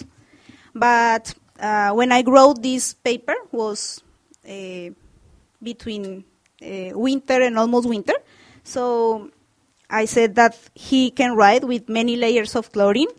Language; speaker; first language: English; non-native, fluent; Spanish